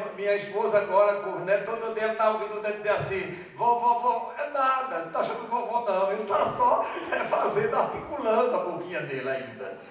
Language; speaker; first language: Portuguese; non-native, fluent; Malagasy